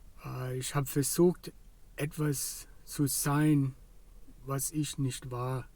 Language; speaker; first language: German; non-native, fluent; English